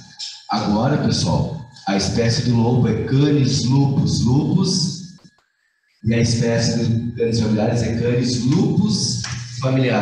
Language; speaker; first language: Portuguese; native; Portuguese